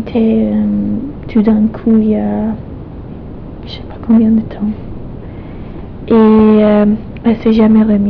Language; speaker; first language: French; non-native, fluent; English